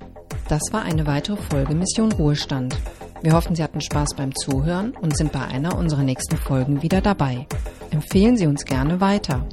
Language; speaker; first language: German; native; German